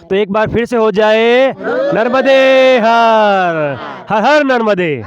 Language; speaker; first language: Hindi; non-native, local second language; Gujarati